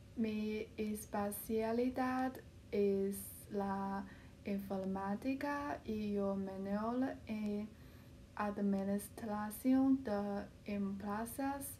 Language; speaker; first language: Spanish; non-native, learner; Chinese